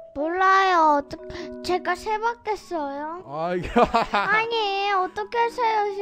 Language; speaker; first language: Korean; early bilingual, other home language; Russian